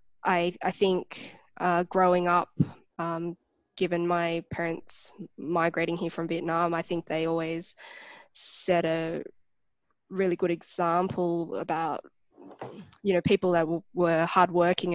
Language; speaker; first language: English; native; English